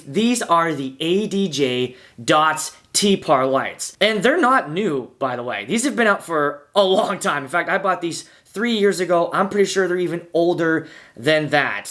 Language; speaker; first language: English; native; English